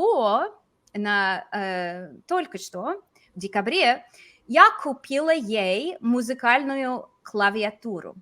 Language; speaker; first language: Russian; non-native, fluent; English